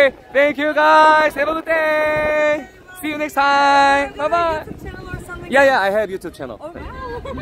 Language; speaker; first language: English; non-native, learner; Korean